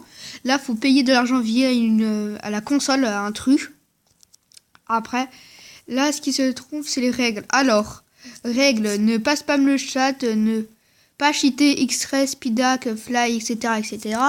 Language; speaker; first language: French; native; French